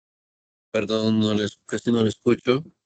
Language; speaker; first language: Spanish; native; Spanish